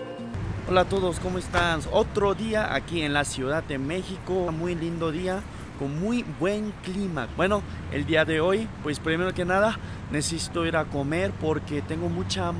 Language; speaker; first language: Spanish; non-native, fluent; Korean